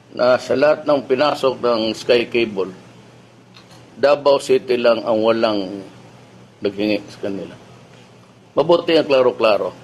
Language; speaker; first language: Filipino; non-native, local second language; Cebuano